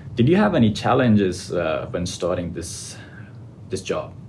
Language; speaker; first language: English; non-native, fluent; Persian